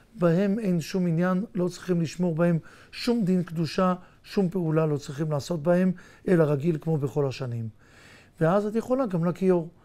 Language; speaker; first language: Hebrew; native; Hebrew